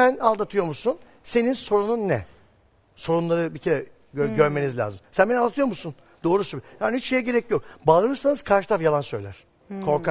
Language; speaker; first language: Turkish; native; Turkish